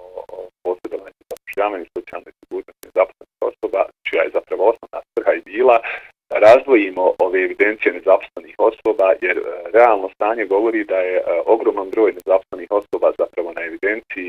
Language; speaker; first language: Bosnian; native; Bosnian